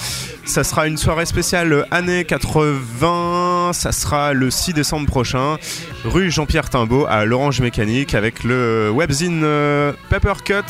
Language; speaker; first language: French; native; French